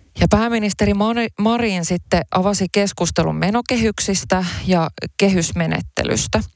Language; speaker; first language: Finnish; early bilingual, other home language; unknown